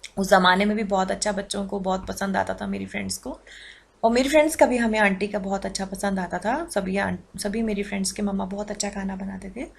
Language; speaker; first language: Hindi; native; Hindi